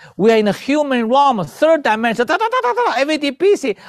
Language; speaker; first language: English; non-native, learner; Chinese